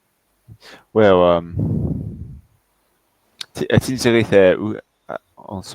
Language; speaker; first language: French; non-native, fluent; English